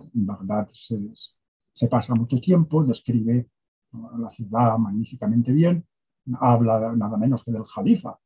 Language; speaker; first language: Spanish; native; Spanish